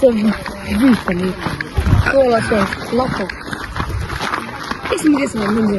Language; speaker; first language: Finnish; non-native, learner; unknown